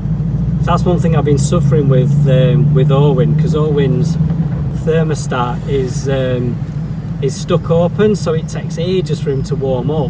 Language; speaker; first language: English; native; English